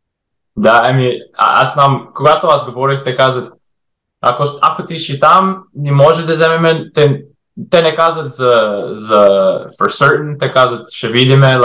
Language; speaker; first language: Bulgarian; early bilingual, heritage; English